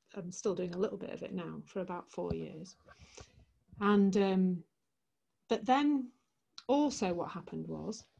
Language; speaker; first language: English; native; English